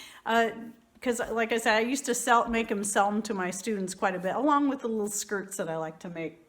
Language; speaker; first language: English; native; English